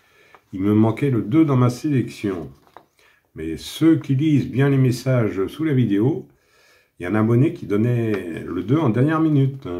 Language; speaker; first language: French; native; French